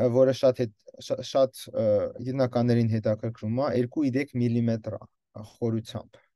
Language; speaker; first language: Armenian; early bilingual, heritage; Armenian